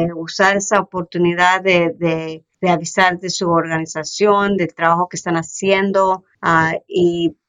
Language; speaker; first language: Spanish; early bilingual, heritage; Spanish